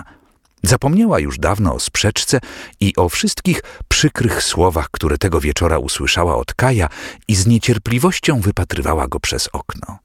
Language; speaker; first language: Polish; native; Polish